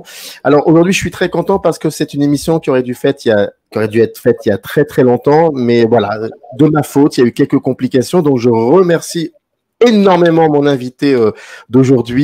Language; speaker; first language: French; native; French